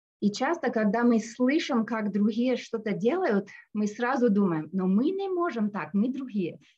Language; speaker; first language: Russian; non-native, fluent; English